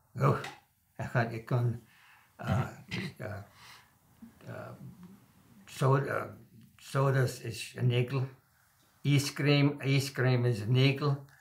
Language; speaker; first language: English; non-native, local second language; Swiss German